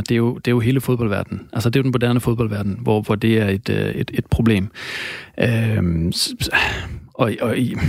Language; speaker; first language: Danish; native; Danish